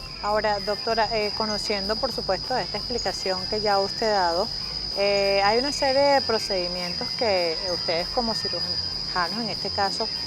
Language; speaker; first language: Spanish; native; Spanish